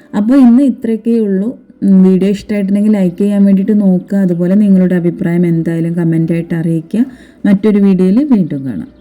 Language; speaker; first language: Malayalam; native; Malayalam